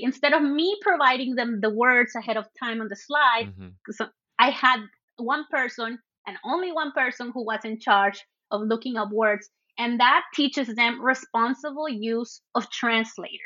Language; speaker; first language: English; early bilingual, other home language; Spanish